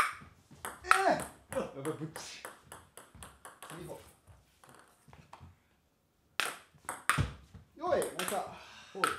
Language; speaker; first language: Japanese; native; Japanese